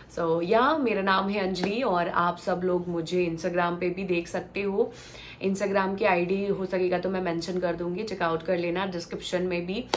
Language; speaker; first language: Hindi; non-native, local second language; Gujarati